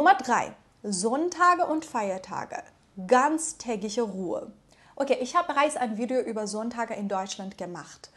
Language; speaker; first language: German; non-native, fluent; Persian